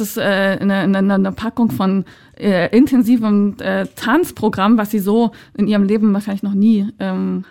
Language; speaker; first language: German; native; German